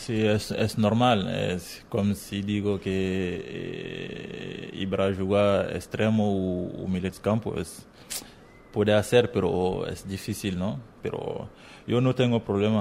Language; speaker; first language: Spanish; non-native, learner; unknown